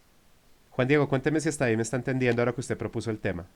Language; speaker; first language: Spanish; native; Spanish